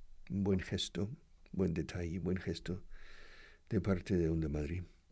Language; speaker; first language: Spanish; non-native, fluent; English